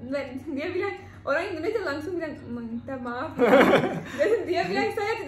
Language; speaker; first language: Indonesian; non-native, learner; Turkish